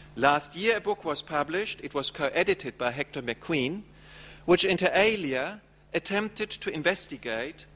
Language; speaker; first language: English; non-native, fluent; German